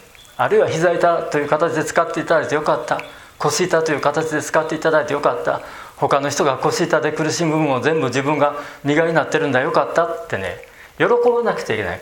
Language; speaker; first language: Japanese; native; Japanese